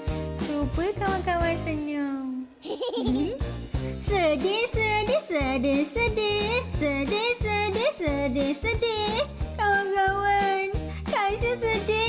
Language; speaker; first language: Malay; native; Malay